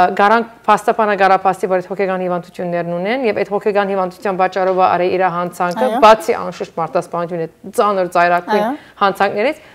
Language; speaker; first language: Armenian; early bilingual, heritage; Armenian